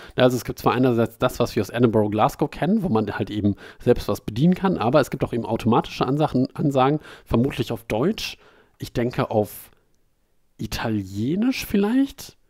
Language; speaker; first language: German; native; German